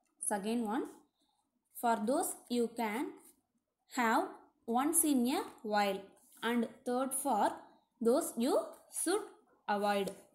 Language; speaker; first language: English; non-native, local second language; Tamil